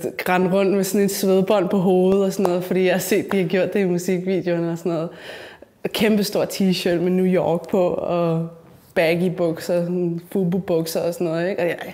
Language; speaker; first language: Danish; early bilingual, other home language; Spanish